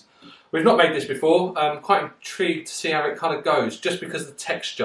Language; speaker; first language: English; native; English